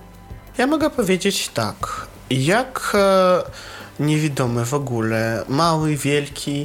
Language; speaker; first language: Polish; non-native, fluent; Russian